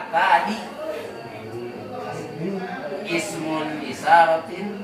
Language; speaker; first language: Arabic; non-native, learner; Indonesian